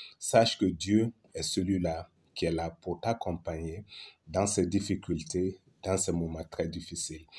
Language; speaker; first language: French; non-native, local second language; Lingala